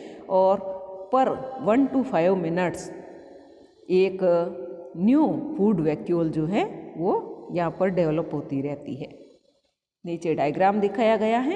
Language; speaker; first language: Hindi; native; Hindi